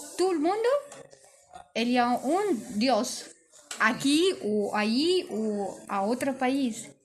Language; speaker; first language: Spanish; non-native, learner; Arabic